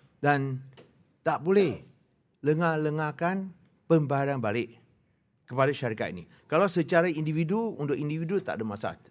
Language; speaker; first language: Malay; non-native, local second language; Chinese